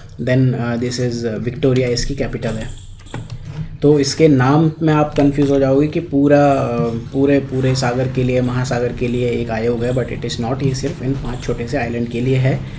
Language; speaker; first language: Hindi; native; Hindi